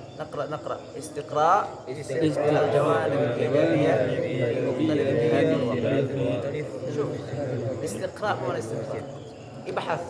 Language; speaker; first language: Arabic; non-native, fluent; Indonesian